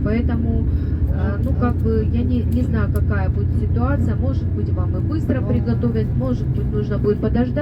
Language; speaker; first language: Russian; native; Russian